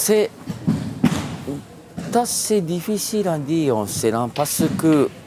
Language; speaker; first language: French; non-native, fluent; Japanese